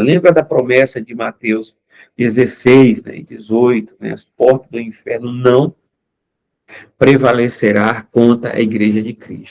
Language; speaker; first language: Portuguese; native; Portuguese